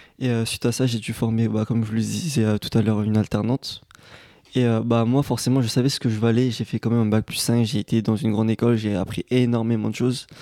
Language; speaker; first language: French; native; French